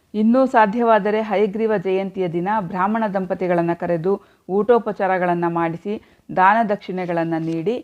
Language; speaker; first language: Kannada; native; Kannada